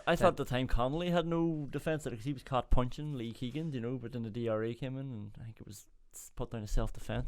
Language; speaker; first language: English; native; English